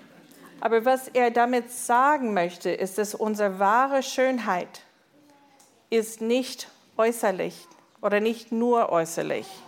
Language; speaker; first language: German; non-native, fluent; English